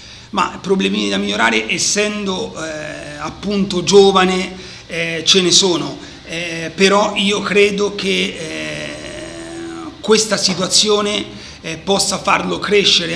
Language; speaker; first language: Italian; native; Italian